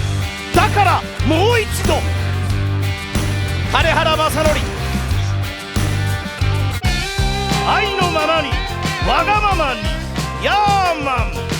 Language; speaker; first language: Japanese; native; Japanese